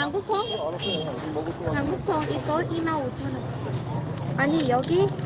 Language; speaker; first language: Korean; non-native, learner; Vietnamese